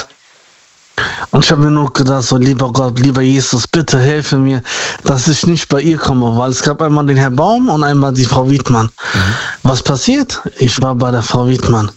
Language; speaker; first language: German; native; German